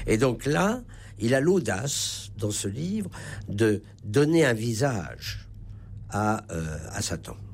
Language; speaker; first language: French; native; French